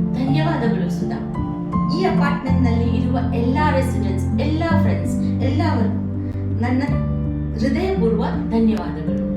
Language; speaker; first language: Kannada; non-native, learner; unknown